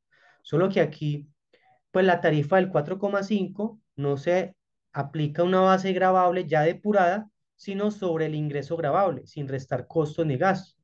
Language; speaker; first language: Spanish; native; Spanish